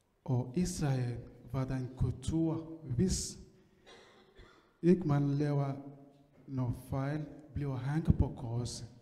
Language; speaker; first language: Danish; non-native, learner; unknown